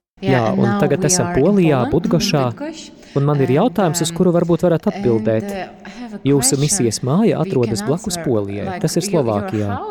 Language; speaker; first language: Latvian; native; Latvian